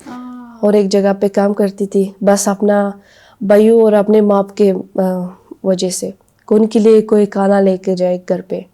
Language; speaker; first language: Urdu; non-native, learner; Persian